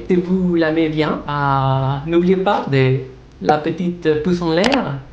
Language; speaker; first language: French; non-native, learner; Spanish